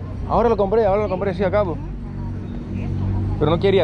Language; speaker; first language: Spanish; non-native, learner; Greek